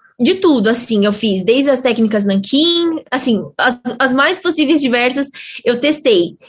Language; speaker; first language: Portuguese; native; Portuguese